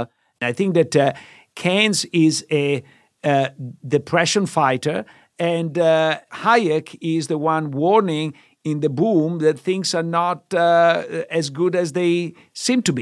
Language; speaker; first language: English; non-native, fluent; Italian